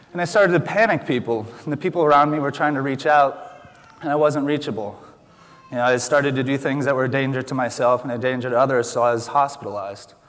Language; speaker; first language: English; native; English